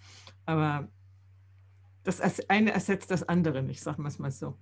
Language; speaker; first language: German; native; German